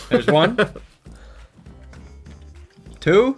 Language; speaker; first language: English; native; English